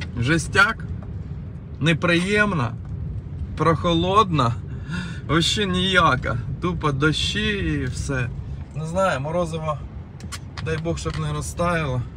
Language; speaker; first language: Ukrainian; non-native, local second language; Russian